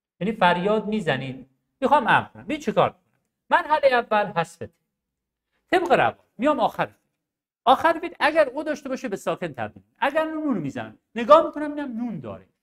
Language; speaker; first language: Persian; non-native, local second language; Arabic